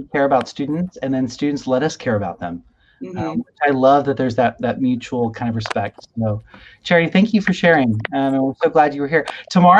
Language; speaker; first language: English; native; English